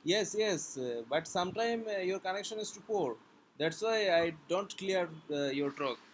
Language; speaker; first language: English; non-native, learner; Bangla